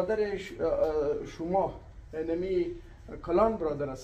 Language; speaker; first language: Persian; non-native, learner; Pashto